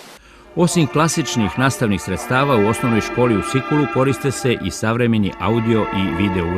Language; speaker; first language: Serbian; native; Serbian